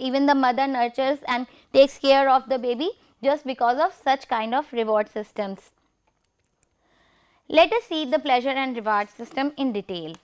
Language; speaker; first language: English; non-native, local second language; Hindi